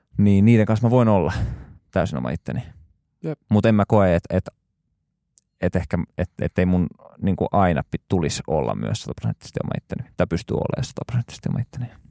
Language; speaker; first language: Finnish; early bilingual, other home language; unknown